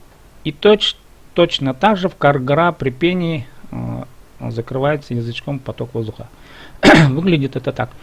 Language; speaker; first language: Russian; native; Russian